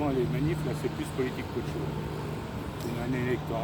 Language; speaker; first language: French; native; French